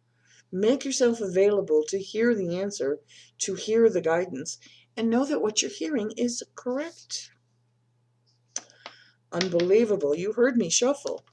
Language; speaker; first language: English; native; English